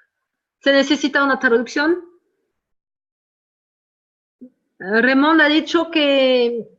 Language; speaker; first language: Spanish; non-native, fluent; French